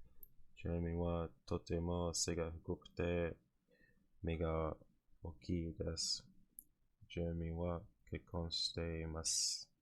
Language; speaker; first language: Japanese; non-native, learner; English